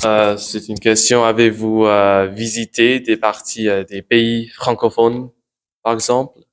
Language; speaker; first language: French; non-native, learner; English